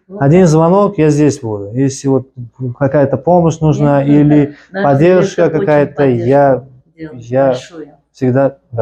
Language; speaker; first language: Russian; non-native, local second language; Uzbek